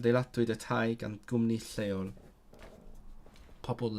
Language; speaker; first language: Welsh; non-native, learner; Cantonese